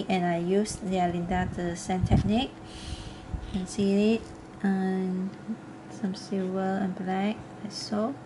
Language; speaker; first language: English; non-native, learner; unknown